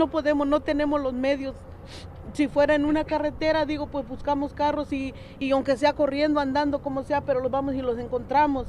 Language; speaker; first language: Spanish; native; Spanish